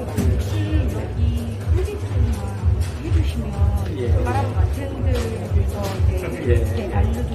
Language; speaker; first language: Korean; non-native, fluent; Arabic